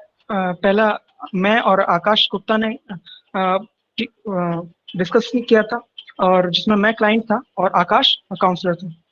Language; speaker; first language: Hindi; native; Hindi